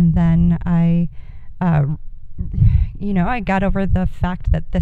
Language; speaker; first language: English; native; English